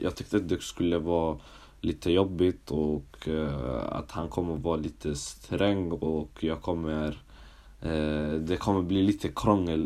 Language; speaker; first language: Swedish; early bilingual, other home language; Somali